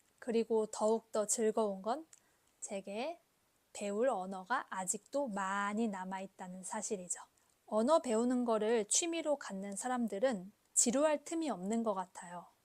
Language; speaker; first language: Korean; native; Korean